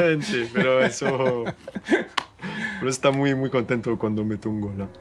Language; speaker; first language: Spanish; non-native, learner; French